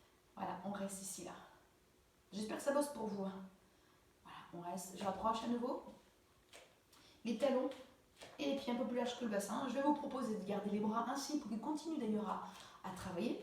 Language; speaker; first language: French; native; French